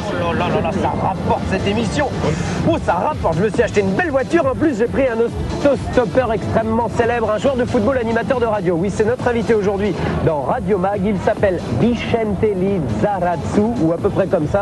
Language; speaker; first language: French; native; French